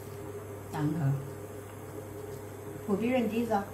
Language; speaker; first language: German; non-native, learner; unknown